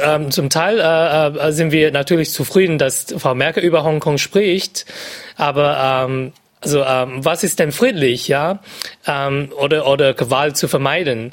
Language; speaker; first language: German; non-native, fluent; Cantonese